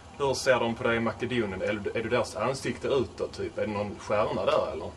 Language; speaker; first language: Swedish; native; Swedish